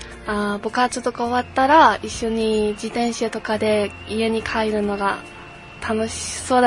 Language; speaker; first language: Japanese; non-native, fluent; Mongolian